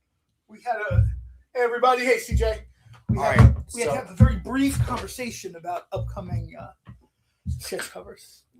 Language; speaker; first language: English; native; English